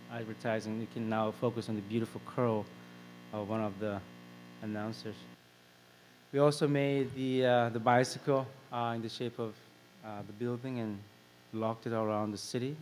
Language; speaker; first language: English; non-native, fluent; Korean